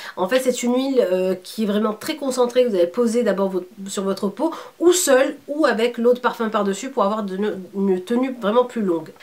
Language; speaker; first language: French; early bilingual, other home language; Arabic